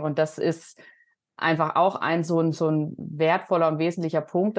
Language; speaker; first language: German; native; German